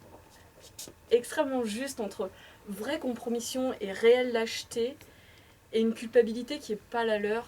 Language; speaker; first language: French; native; French